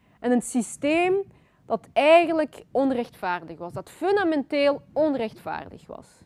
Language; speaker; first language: Dutch; early bilingual, other home language; Lingala